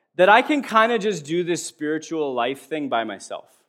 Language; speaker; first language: English; native; English